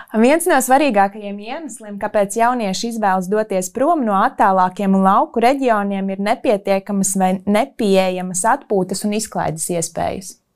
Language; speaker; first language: Latvian; native; Latvian